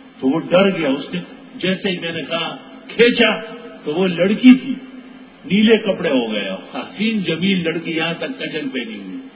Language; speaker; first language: Urdu; non-native, local second language; Pashto